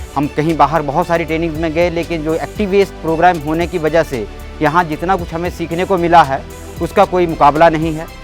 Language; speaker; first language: Hindi; native; Hindi